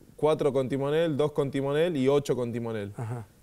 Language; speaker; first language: Spanish; native; Spanish